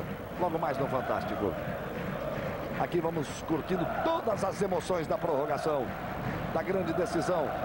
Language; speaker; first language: Portuguese; native; Portuguese